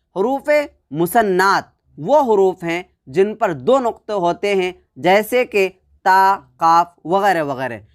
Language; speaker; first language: Hindi; native; Hindi